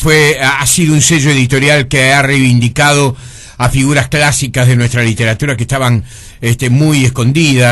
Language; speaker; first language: Spanish; native; Spanish